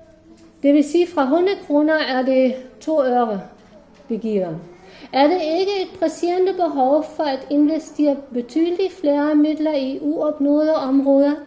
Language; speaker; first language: Danish; non-native, fluent; German